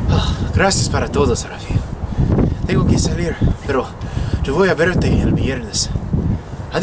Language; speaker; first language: Spanish; non-native, learner; English